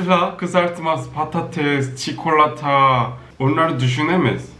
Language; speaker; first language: Turkish; non-native, learner; Korean